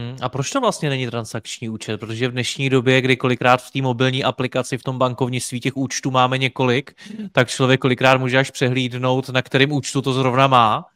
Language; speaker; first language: Czech; native; Czech